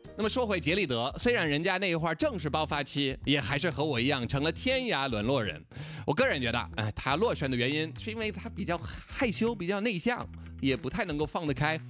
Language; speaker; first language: Chinese; non-native, fluent; English